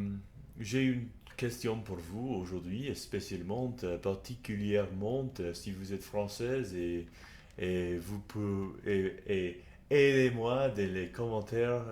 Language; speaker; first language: French; non-native, learner; English